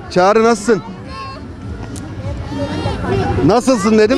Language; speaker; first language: Turkish; native; Turkish